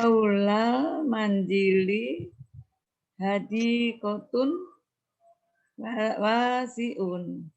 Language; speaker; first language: Arabic; non-native, learner; Indonesian